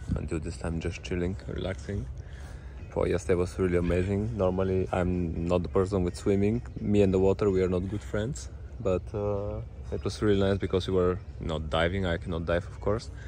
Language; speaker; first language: English; non-native, fluent; Bulgarian